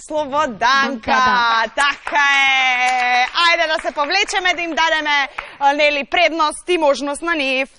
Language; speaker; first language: Macedonian; native; Macedonian